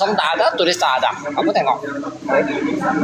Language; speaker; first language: Indonesian; non-native, learner; Vietnamese